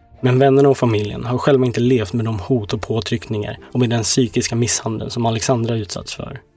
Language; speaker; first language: Swedish; native; Swedish